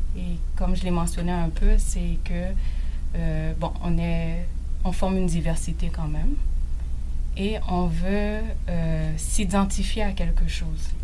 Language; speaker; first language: French; non-native, local second language; Haitian Creole